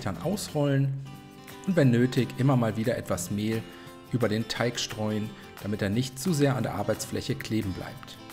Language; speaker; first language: German; native; German